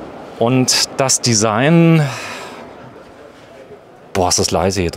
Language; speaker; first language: German; native; German